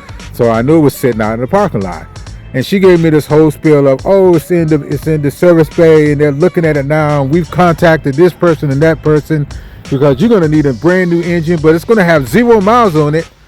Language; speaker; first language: English; native; English